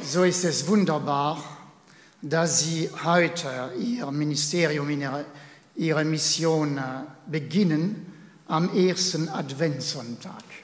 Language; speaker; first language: German; non-native, fluent; French